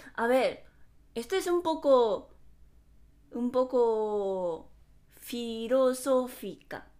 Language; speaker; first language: Spanish; non-native, fluent; Japanese